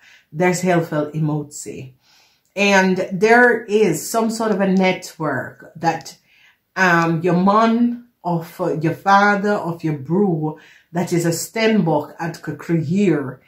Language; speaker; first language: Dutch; non-native, fluent; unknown